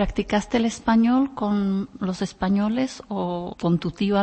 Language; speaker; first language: Spanish; non-native, fluent; Czech